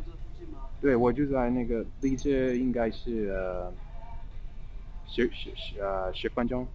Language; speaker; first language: Chinese; non-native, fluent; English